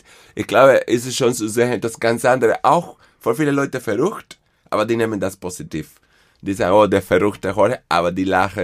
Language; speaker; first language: German; non-native, fluent; Spanish